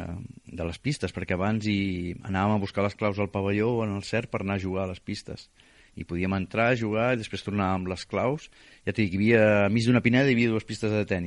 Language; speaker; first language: Catalan; native; Catalan